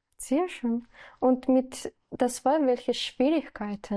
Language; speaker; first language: German; non-native, learner; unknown